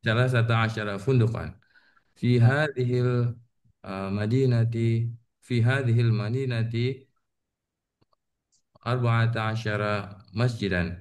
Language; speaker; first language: Arabic; non-native, learner; Indonesian